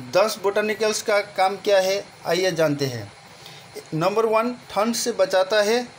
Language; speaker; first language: Hindi; non-native, local second language; Assamese